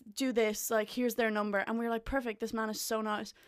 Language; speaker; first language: English; native; English